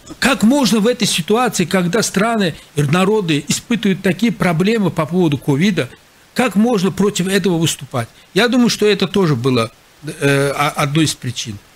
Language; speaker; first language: Russian; non-native, local second language; Azerbaijani